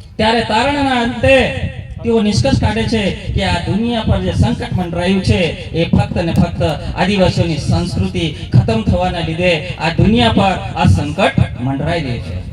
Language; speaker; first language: Gujarati; non-native, local second language; Bhili